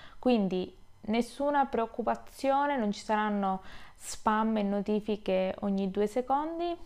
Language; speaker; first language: Italian; native; Italian